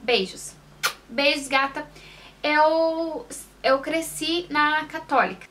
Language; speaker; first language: Portuguese; native; Portuguese